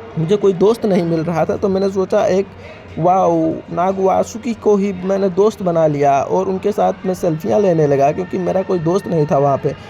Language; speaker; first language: Hindi; native; Hindi